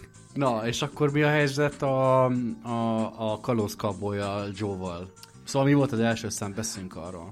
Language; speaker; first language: Hungarian; native; Hungarian